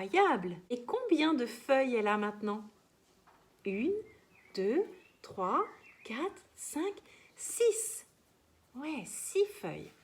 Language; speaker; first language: French; native; French